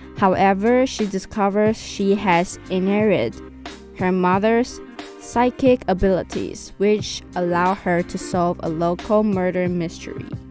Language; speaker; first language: English; non-native, fluent; Chinese